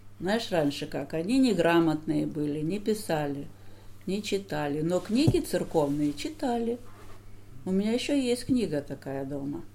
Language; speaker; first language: Russian; native; Russian